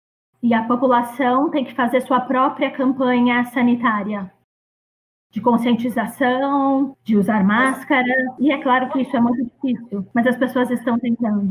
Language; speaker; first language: Portuguese; non-native, fluent; Greek